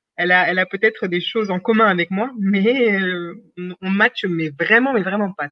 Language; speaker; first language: French; early bilingual, other home language; Wolof